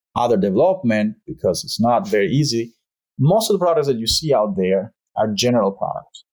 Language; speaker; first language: English; non-native, fluent; Albanian